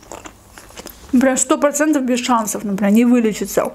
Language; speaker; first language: Russian; native; Russian